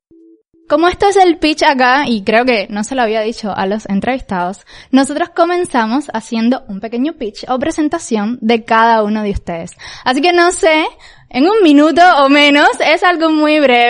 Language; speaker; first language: Spanish; native; Spanish